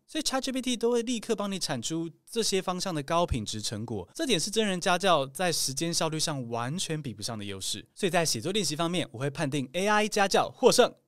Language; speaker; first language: Chinese; native; Chinese